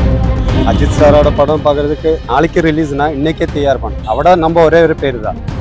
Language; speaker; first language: Tamil; non-native, learner; Malayalam